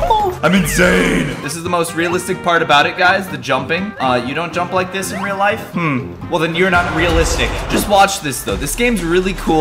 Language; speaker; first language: English; native; English